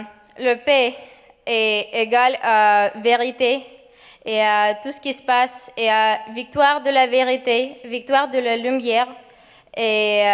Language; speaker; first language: French; non-native, fluent; Ukrainian